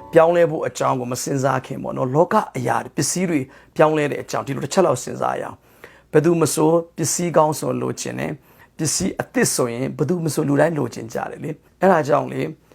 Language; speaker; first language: Burmese; non-native, local second language; Hakha Chin